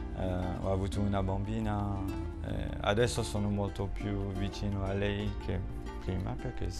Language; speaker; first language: Italian; non-native, fluent; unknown